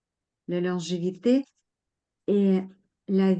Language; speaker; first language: French; non-native, fluent; Russian